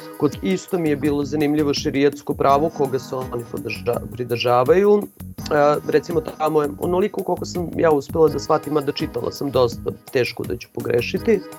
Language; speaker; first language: Serbian; native; Serbian